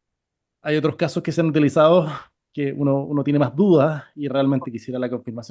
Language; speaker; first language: Spanish; native; Spanish